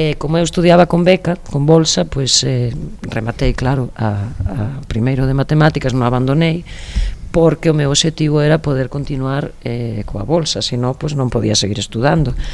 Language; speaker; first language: Galician; non-native, local second language; Spanish